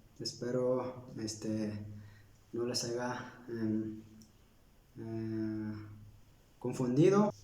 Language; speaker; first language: Spanish; non-native, local second language; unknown